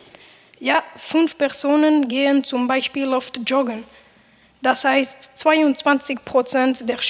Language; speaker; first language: German; non-native, learner; French